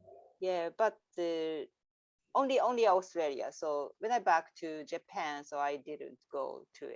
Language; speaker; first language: English; non-native, learner; Japanese